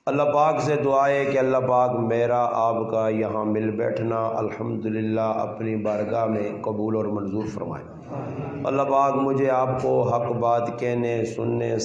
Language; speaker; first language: Urdu; non-native, local second language; Punjabi